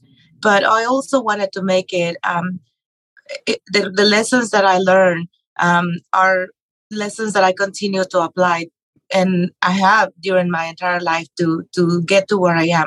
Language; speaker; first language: English; non-native, fluent; Spanish